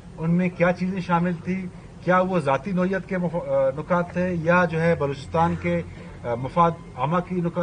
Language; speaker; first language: Urdu; non-native, local second language; Baluchi